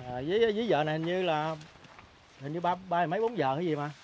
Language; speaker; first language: Vietnamese; native; Vietnamese